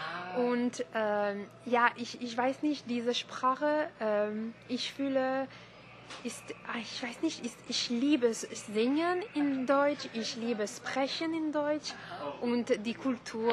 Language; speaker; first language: German; non-native, learner; French